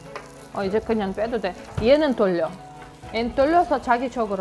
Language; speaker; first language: Korean; non-native, fluent; Russian